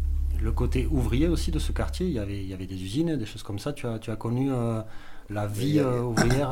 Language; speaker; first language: French; native; French